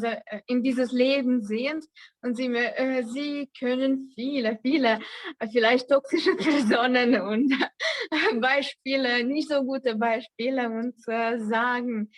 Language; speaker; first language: German; non-native, learner; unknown